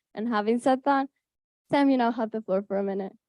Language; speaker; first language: English; early bilingual, other home language; Spanish